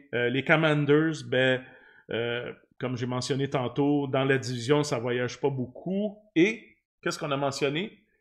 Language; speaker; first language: French; native; French